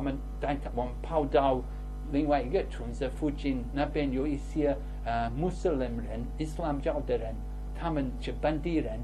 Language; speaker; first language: Chinese; non-native, fluent; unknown